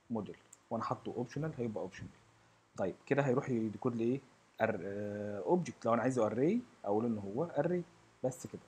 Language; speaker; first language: Arabic; native; Arabic